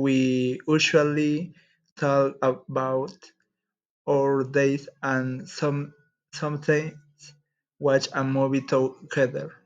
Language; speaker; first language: English; non-native, learner; Spanish